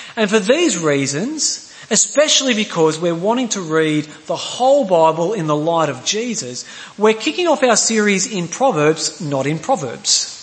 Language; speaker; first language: English; native; English